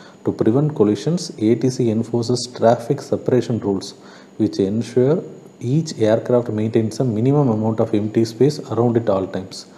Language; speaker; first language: English; non-native, local second language; Tamil